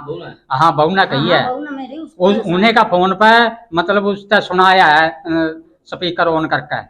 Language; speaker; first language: Hindi; non-native, local second language; Haryanvi